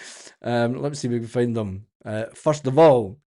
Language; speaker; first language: English; native; English